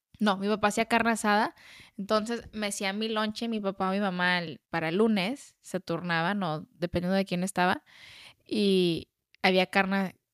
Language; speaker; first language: Spanish; early bilingual, heritage; Spanish